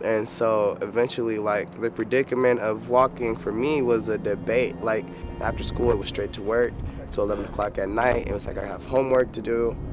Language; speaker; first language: English; native; English